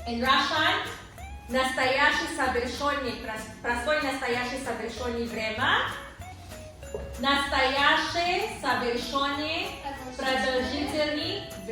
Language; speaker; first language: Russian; non-native, local second language; Tajik